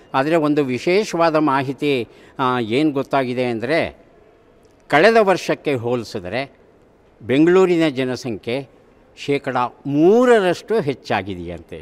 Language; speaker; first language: Kannada; native; Kannada